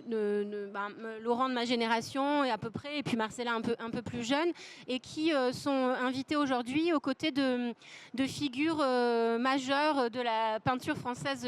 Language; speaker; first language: French; native; French